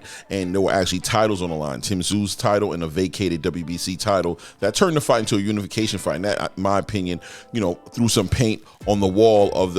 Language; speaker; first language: English; native; English